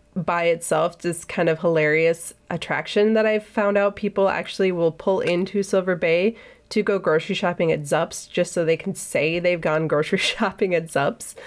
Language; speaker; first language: English; native; English